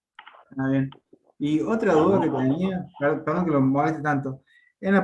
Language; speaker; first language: Spanish; native; Spanish